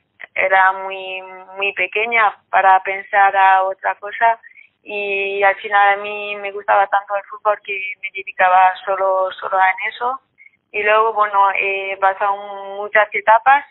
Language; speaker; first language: Spanish; non-native, fluent; French